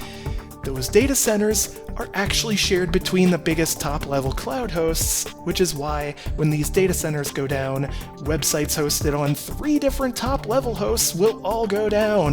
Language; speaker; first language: English; native; English